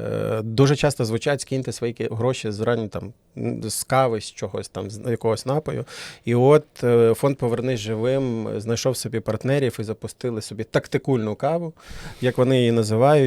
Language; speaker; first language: Ukrainian; native; Ukrainian